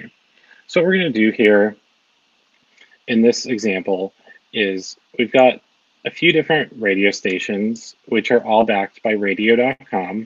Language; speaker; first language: English; native; English